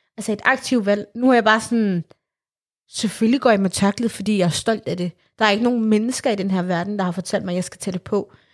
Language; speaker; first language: Danish; early bilingual, other home language; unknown